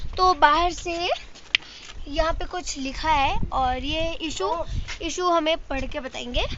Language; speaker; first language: Hindi; non-native, local second language; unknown